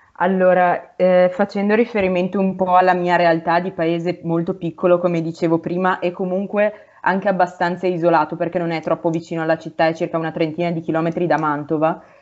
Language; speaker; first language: Italian; native; Italian